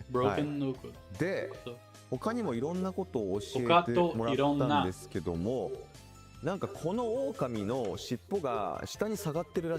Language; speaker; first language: Japanese; native; Japanese